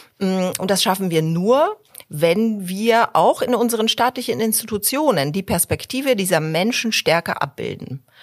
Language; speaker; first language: German; early bilingual, other home language; Polish